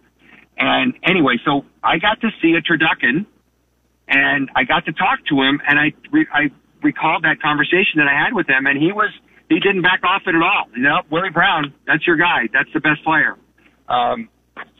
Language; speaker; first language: English; native; English